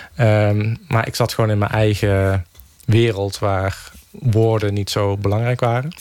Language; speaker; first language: Dutch; native; Dutch